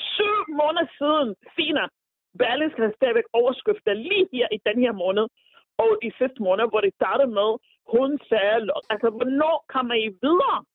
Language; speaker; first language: Danish; non-native, fluent; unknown